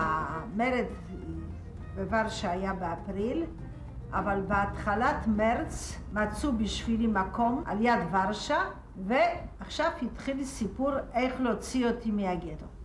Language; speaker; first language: Hebrew; non-native, fluent; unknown